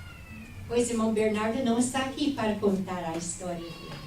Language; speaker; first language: Portuguese; non-native, fluent; English